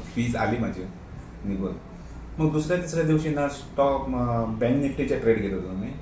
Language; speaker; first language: Marathi; non-native, local second language; Konkani